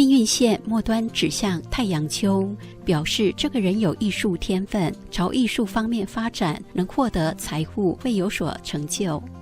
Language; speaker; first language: Chinese; native; Chinese